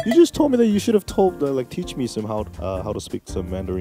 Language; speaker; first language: English; non-native, fluent; Korean